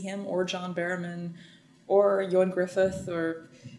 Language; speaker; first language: English; native; English